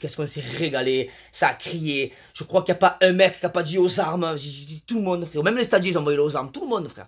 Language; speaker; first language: French; native; French